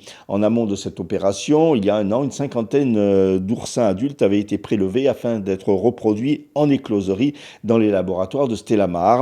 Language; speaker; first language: French; native; French